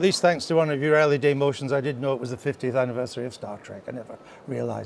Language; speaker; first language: English; native; English